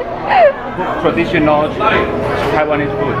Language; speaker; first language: English; non-native, learner; Chinese